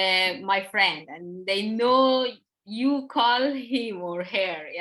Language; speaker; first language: English; non-native, learner; Persian